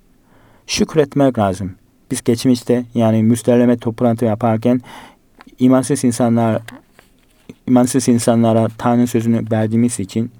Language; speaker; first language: Turkish; non-native, fluent; Korean